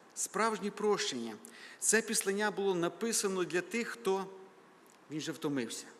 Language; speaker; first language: Ukrainian; native; Ukrainian